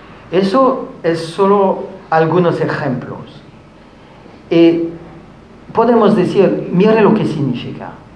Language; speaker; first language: Spanish; non-native, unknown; French